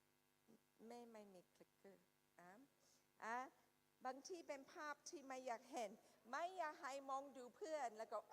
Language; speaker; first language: Thai; non-native, fluent; English